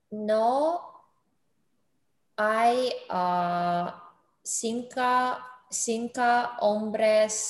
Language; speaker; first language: Spanish; non-native, learner; English